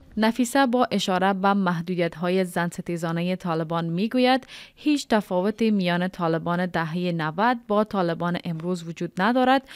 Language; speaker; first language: Persian; native; Persian